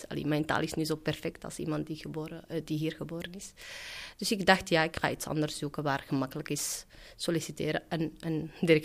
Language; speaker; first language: Dutch; non-native, fluent; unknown